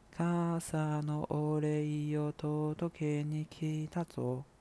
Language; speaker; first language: Japanese; non-native, learner; Chinese